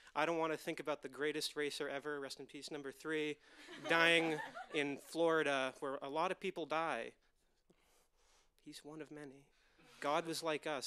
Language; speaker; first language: English; native; English